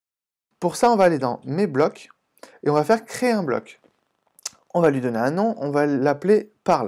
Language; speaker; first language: French; native; French